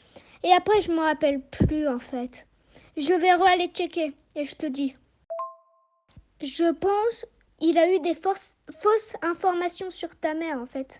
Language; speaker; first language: French; native; French